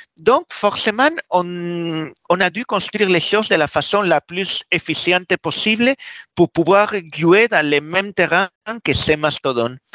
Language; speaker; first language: French; non-native, fluent; Spanish